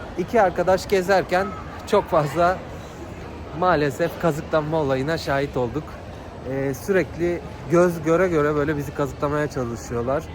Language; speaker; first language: Turkish; native; Turkish